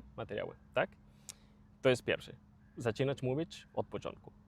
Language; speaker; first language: Polish; non-native, learner; Spanish